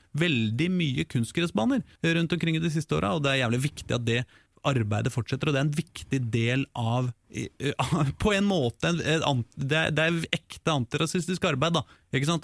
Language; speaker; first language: Norwegian; native; Norwegian